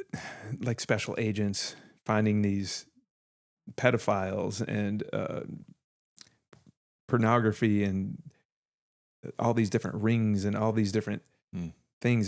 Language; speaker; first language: English; native; English